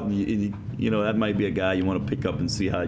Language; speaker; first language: English; native; English